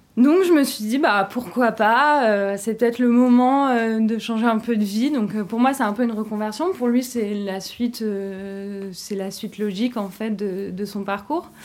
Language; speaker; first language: French; native; French